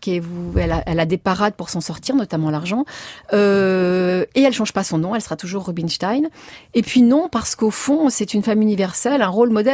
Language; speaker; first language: French; native; French